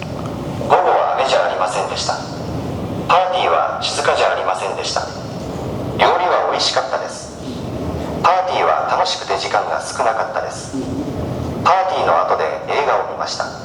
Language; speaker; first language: Japanese; non-native, learner; Bangla